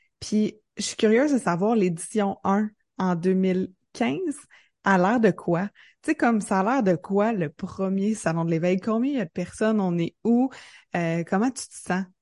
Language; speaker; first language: French; native; French